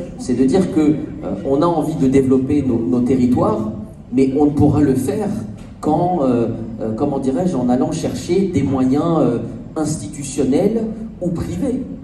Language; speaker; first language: French; native; French